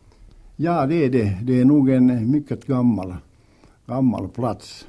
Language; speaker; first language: Danish; non-native, learner; Swedish